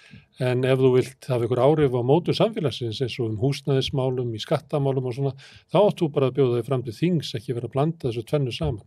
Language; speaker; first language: Icelandic; native; Icelandic